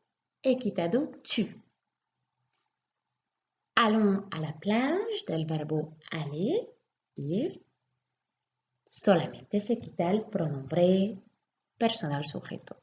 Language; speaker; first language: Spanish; non-native, fluent; French